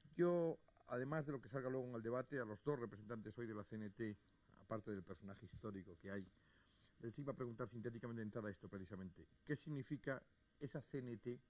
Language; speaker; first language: Spanish; native; Spanish